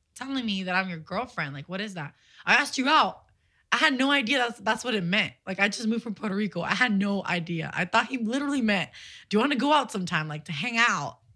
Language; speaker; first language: English; early bilingual, other home language; Spanish